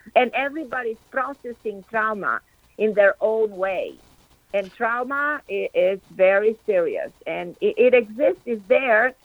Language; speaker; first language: English; non-native, fluent; Romanian